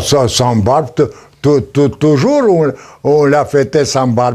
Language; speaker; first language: French; non-native, learner; Polish